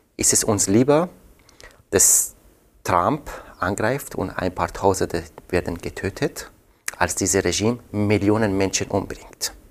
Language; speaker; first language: German; non-native, fluent; Persian